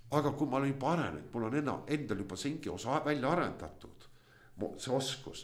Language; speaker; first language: Estonian; non-native, local second language; Russian